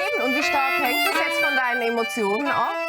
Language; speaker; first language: German; native; German